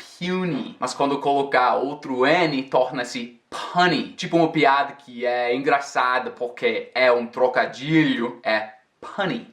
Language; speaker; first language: Portuguese; non-native, fluent; English